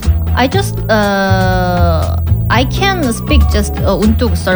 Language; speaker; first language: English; non-native, learner; Korean